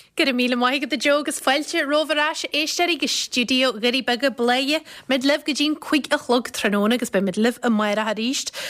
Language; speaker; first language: Irish; native; Irish